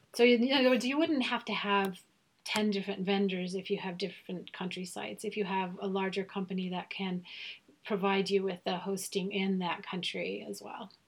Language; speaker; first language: English; non-native, fluent; German